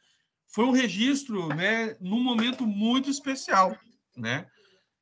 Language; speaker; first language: Portuguese; native; Portuguese